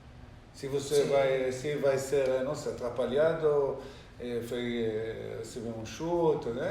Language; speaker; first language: Portuguese; non-native, learner; Hebrew